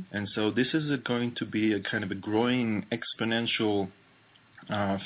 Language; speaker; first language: English; non-native, fluent; Hebrew